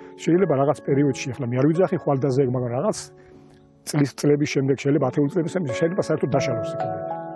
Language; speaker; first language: Georgian; native; Georgian